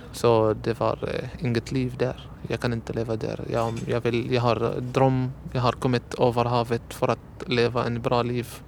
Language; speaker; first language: Swedish; non-native, learner; Arabic